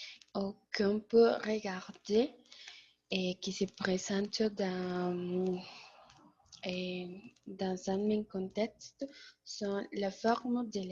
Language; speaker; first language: French; non-native, learner; Spanish